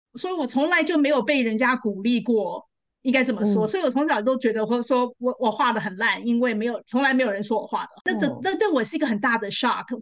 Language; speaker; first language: Chinese; native; Chinese